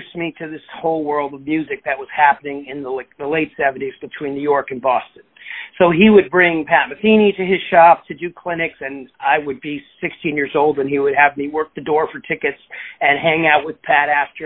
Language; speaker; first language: English; native; English